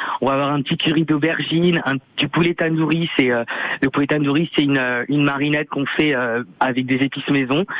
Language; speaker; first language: French; early bilingual, other home language; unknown